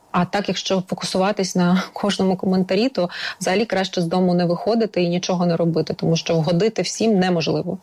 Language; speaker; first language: Ukrainian; native; Ukrainian